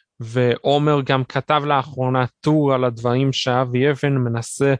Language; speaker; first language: Hebrew; native; Hebrew